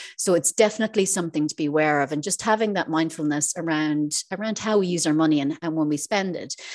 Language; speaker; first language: English; native; English